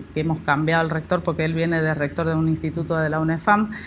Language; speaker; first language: Spanish; native; Spanish